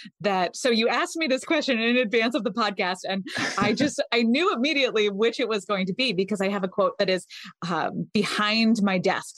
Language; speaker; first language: English; native; English